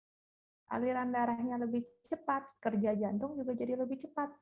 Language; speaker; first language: Indonesian; native; Indonesian